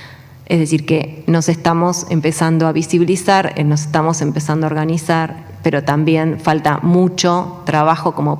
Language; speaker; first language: Spanish; native; Spanish